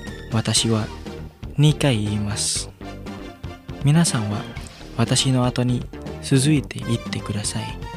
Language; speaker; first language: Japanese; non-native, fluent; Indonesian